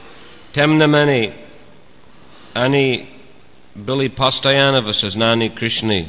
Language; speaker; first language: Russian; non-native, fluent; English